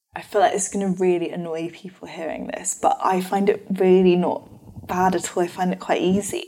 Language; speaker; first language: English; native; English